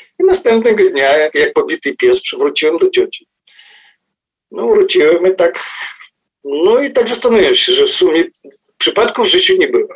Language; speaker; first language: Polish; non-native, fluent; Ukrainian